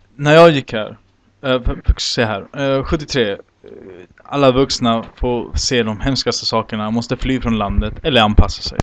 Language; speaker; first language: Swedish; native; Swedish